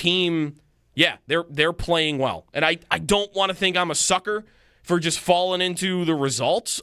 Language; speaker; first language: English; native; English